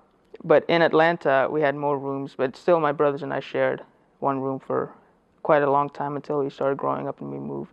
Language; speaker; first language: English; early bilingual, other home language; Persian